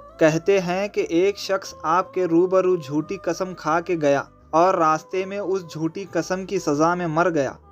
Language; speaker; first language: Urdu; native; Urdu